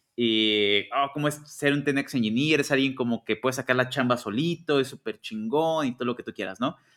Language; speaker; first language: Spanish; native; Spanish